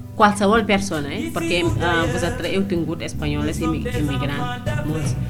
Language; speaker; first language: Catalan; non-native, fluent; Wolof